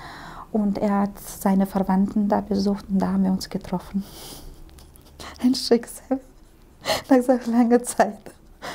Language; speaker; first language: German; early bilingual, heritage; Russian